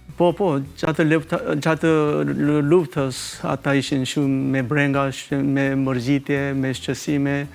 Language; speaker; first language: Albanian; non-native, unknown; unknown